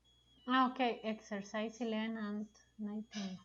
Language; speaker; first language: English; non-native, learner; Spanish